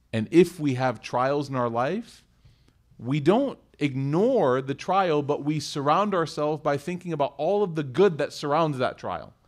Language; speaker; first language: English; native; English